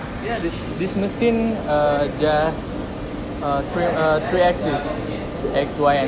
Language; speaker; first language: English; non-native, learner; Indonesian